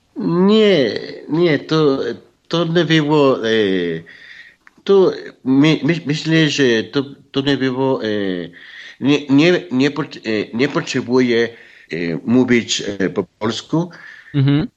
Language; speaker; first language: Polish; non-native, learner; Spanish